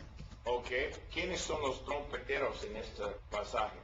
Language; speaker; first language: Spanish; non-native, learner; English